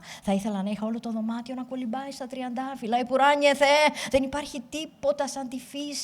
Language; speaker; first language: Greek; native; Greek